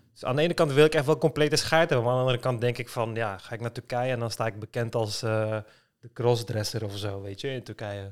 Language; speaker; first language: Dutch; early bilingual, other home language; Turkish